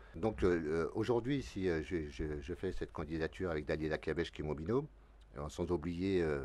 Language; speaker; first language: French; native; French